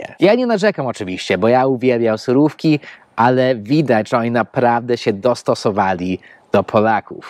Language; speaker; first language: Polish; non-native, fluent; English